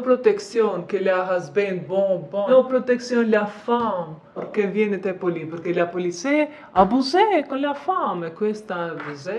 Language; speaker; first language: French; non-native, learner; Albanian